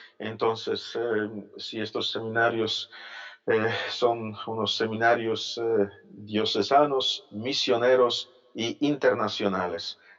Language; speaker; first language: Spanish; non-native, fluent; Polish